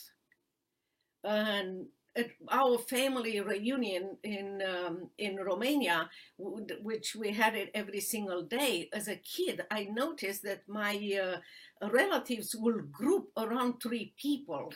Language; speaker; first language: English; non-native, fluent; Romanian